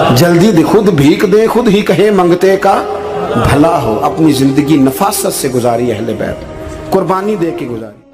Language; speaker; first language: Urdu; non-native, local second language; Punjabi